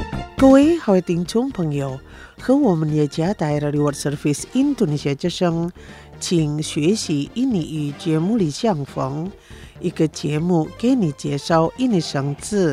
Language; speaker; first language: Chinese; non-native, fluent; Indonesian